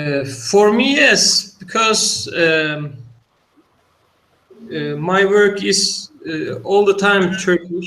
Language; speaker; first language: English; non-native, learner; Turkish